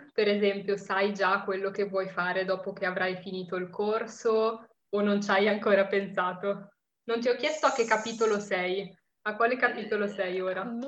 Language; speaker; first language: Italian; native; Italian